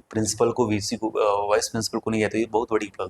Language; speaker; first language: Hindi; native; Hindi